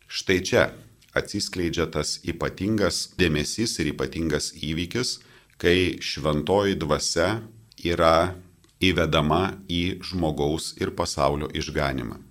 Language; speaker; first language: Lithuanian; non-native, local second language; Polish